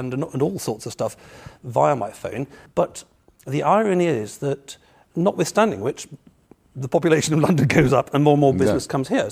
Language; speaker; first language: English; native; English